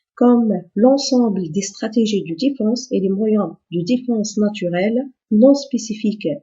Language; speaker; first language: French; non-native, local second language; Arabic